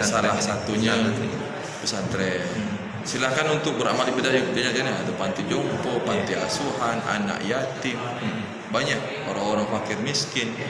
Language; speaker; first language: Indonesian; native; Indonesian